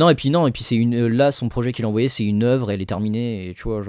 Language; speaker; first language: French; native; French